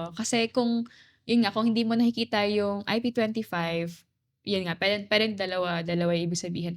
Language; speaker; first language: Filipino; native; Filipino